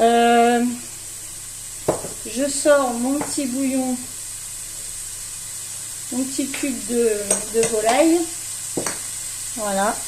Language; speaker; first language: French; native; French